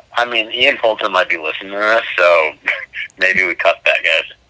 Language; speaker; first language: English; native; English